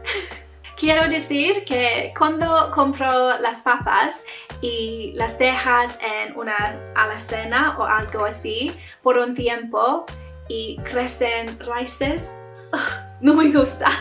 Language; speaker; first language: Spanish; non-native, learner; English